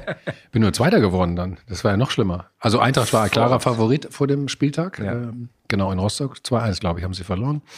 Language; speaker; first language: German; native; German